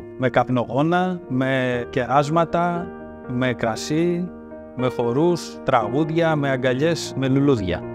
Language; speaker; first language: Greek; native; Greek